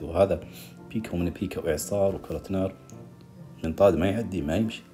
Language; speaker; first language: Arabic; native; Arabic